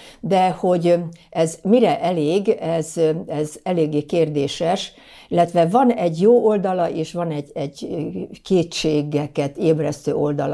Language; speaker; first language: Hungarian; native; Hungarian